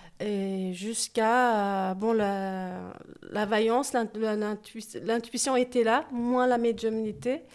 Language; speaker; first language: French; early bilingual, other home language; Turkish